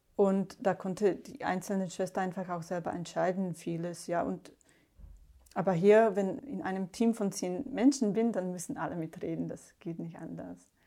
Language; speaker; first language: German; non-native, fluent; Slovak